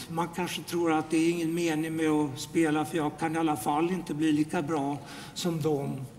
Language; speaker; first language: Swedish; native; Swedish